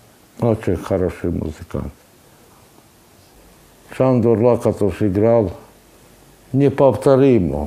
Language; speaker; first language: Russian; non-native, local second language; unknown